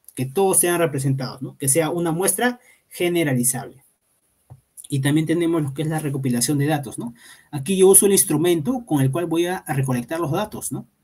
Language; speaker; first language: Spanish; native; Spanish